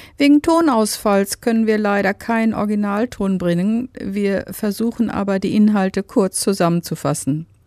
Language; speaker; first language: German; native; German